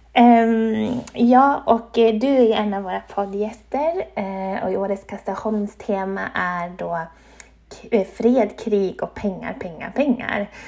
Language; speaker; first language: Swedish; native; Swedish